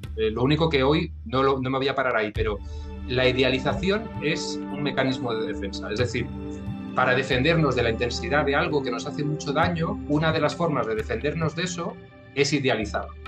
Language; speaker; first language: Spanish; native; Spanish